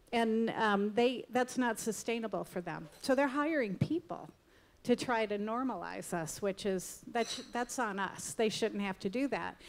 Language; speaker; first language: English; native; English